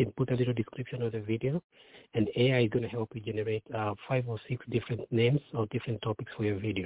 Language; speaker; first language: English; non-native, local second language; Kikuyu